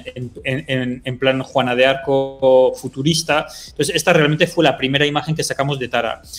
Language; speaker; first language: Spanish; early bilingual, other home language; French